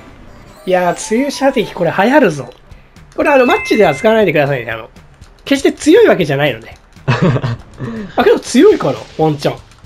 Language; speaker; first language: Japanese; native; Japanese